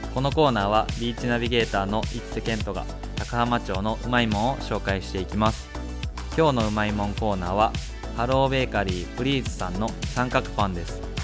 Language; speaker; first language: Japanese; native; Japanese